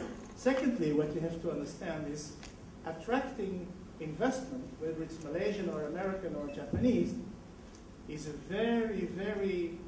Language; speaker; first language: English; non-native, fluent; Dutch